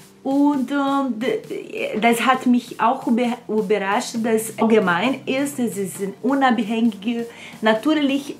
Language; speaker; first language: German; non-native, fluent; Portuguese